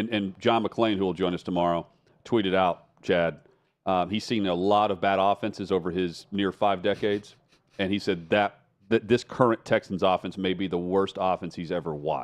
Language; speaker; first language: English; native; English